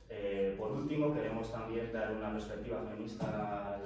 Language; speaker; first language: Spanish; native; Spanish